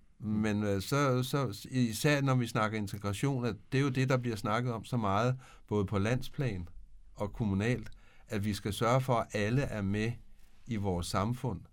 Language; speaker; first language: Danish; native; Danish